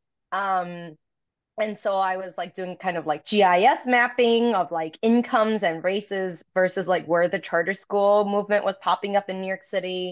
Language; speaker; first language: English; early bilingual, other home language; Cantonese